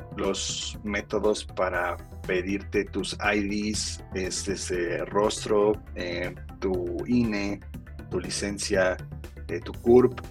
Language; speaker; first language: Spanish; early bilingual, heritage; Spanish